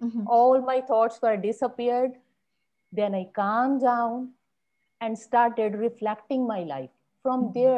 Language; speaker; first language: English; non-native, local second language; Punjabi